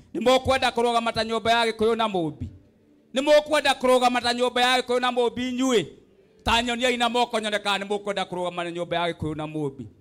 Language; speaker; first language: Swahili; non-native, local second language; Kikuyu